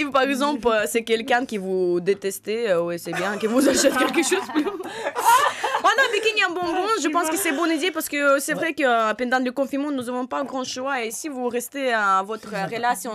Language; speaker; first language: French; non-native, learner; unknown